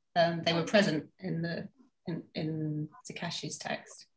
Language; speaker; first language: English; native; English